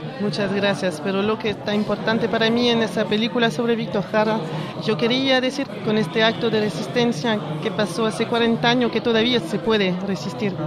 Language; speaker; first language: Spanish; early bilingual, heritage; French